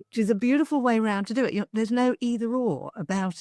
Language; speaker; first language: English; native; English